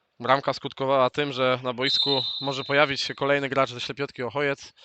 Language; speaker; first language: Polish; native; Polish